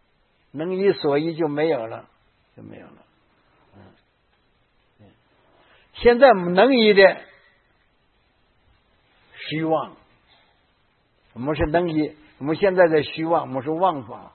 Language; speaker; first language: Chinese; native; Chinese